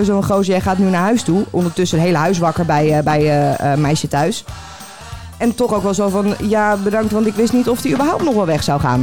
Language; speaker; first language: Dutch; native; Dutch